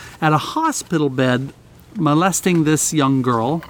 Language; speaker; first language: English; native; English